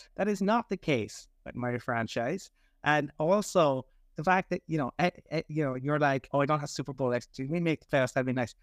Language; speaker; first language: English; native; English